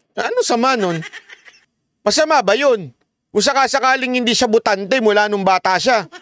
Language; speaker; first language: Filipino; native; Filipino